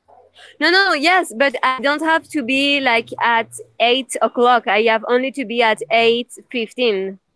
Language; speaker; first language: English; non-native, fluent; Spanish